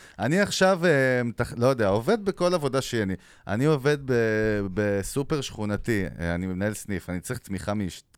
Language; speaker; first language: Hebrew; native; Hebrew